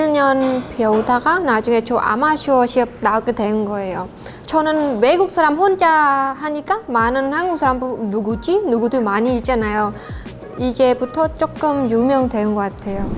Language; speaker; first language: Korean; non-native, learner; Khmer